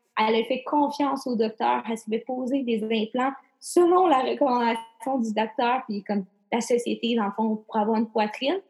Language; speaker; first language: French; native; French